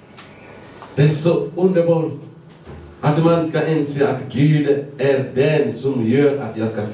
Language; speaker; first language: Swedish; non-native, learner; Lingala